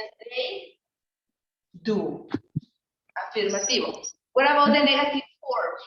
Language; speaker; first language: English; non-native, learner; Spanish